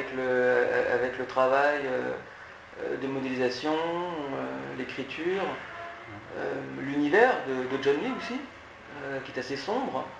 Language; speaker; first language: French; native; French